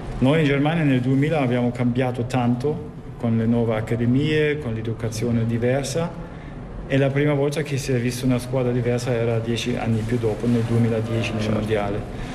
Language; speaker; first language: Italian; non-native, fluent; German